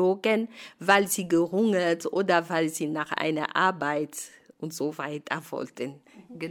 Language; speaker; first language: German; non-native, fluent; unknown